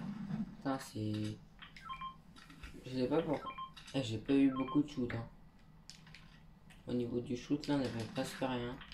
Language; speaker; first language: French; native; French